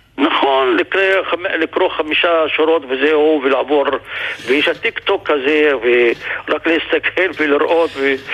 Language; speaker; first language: Hebrew; non-native, local second language; Arabic